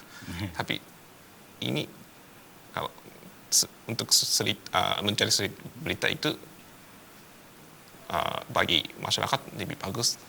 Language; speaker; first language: Indonesian; non-native, fluent; Japanese